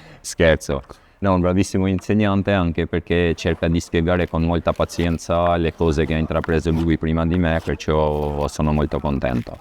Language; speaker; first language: Italian; native; Italian